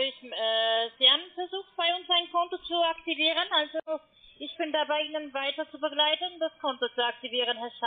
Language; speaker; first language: German; non-native, learner; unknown